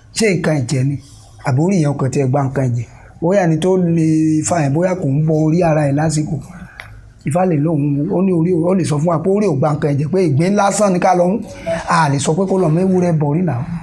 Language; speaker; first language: Yoruba; native; Yoruba